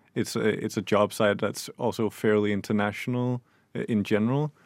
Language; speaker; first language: English; non-native, fluent; Danish